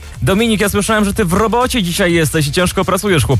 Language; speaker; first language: Polish; native; Polish